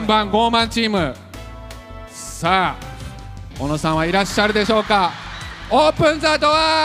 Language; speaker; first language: Japanese; native; Japanese